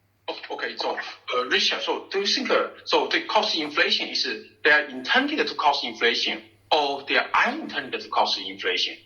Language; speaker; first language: English; non-native, fluent; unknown